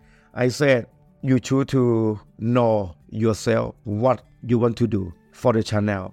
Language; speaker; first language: English; non-native, learner; Thai